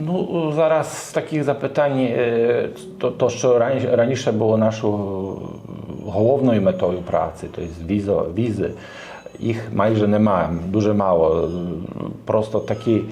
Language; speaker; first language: Ukrainian; non-native, learner; Polish